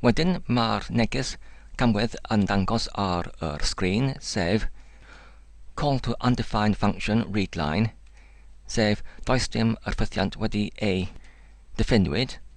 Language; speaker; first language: Welsh; non-native, learner; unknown